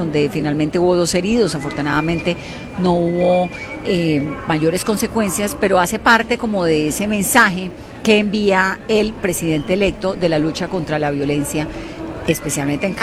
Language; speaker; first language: Spanish; native; Spanish